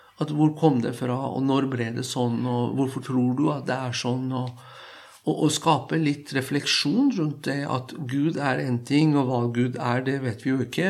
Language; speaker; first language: Norwegian; non-native, fluent; Persian